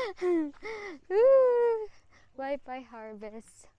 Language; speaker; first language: English; non-native, local second language; Cebuano